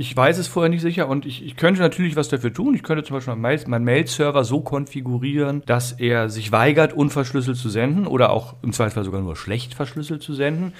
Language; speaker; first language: German; native; German